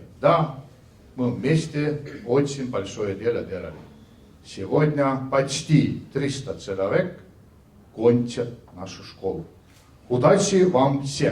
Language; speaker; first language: Russian; non-native, fluent; Estonian